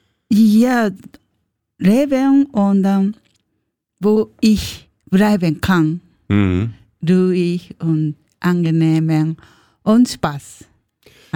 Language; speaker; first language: German; non-native, learner; Japanese